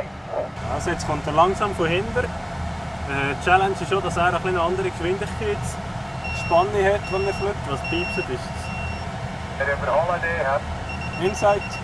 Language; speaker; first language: German; native; German